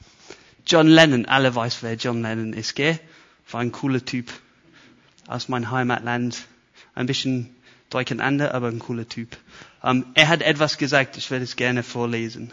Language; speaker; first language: German; non-native, fluent; English